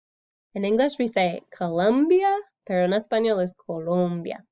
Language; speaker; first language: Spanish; non-native, fluent; English